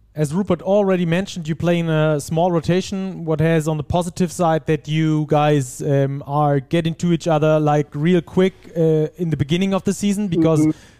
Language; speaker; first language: English; non-native, fluent; German